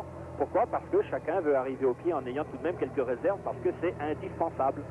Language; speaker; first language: French; native; French